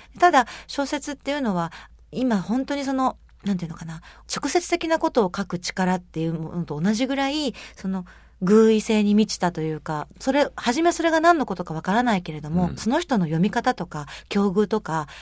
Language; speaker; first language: Japanese; native; Japanese